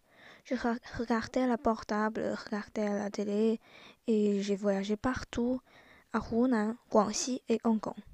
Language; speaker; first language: French; non-native, learner; Chinese